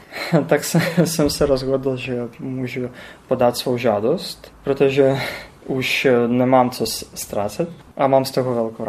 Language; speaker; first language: Czech; non-native, learner; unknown